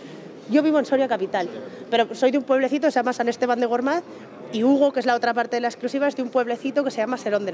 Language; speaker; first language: Spanish; native; Spanish